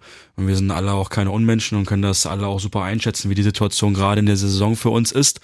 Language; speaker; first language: German; early bilingual, other home language; Turkish